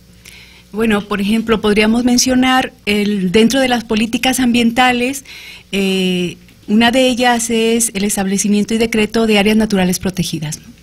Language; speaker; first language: Spanish; native; Spanish